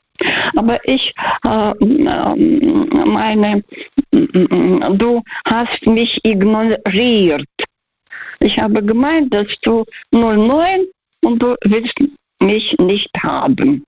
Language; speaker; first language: German; non-native, local second language; Russian